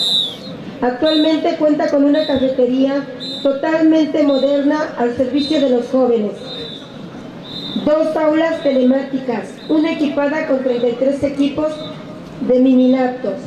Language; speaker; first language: Spanish; native; Spanish